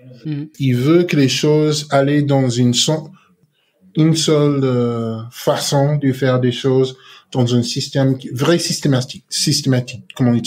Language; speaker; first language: French; non-native, learner; English